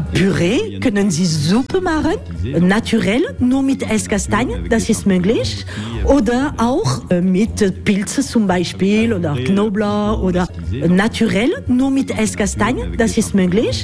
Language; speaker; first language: German; non-native, learner; French